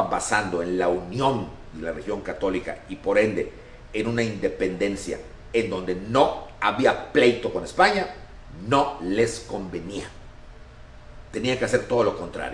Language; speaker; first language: Spanish; native; Spanish